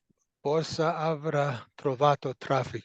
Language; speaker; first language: Italian; non-native, learner; English